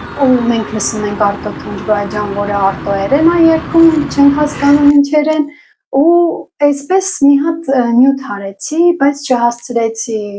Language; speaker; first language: Armenian; native; Armenian